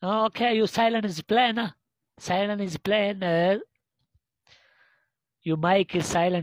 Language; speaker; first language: English; non-native, learner; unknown